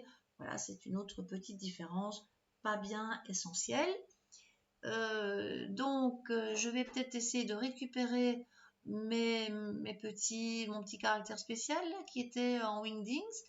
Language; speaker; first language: French; native; French